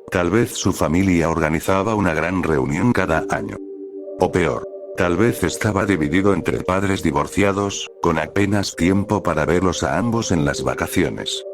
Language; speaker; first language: Spanish; native; Spanish